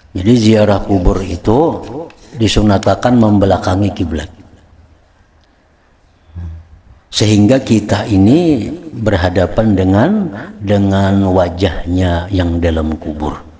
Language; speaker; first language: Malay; non-native, local second language; Banjar